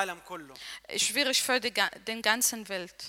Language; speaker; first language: German; non-native, learner; Arabic